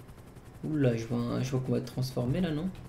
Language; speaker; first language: French; native; French